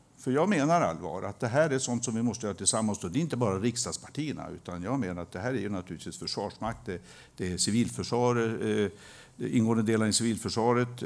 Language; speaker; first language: Swedish; native; Swedish